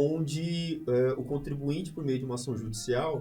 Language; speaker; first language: Portuguese; native; Portuguese